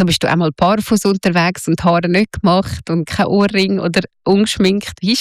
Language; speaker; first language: German; native; German